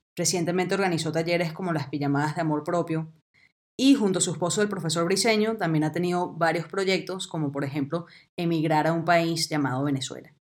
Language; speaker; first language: Spanish; native; Spanish